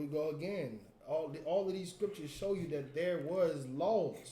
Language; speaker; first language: English; native; English